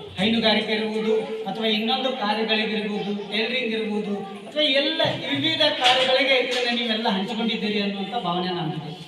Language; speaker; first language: Kannada; native; Kannada